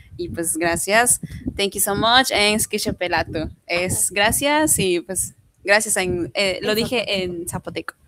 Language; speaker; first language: Spanish; non-native, local second language; Zapotec